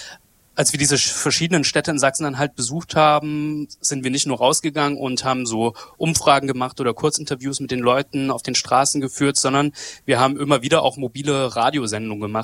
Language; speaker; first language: German; native; German